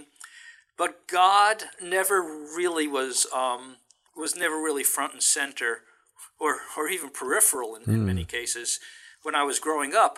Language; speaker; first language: English; native; English